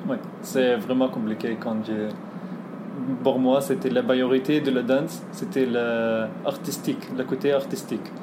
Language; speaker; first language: French; non-native, learner; Arabic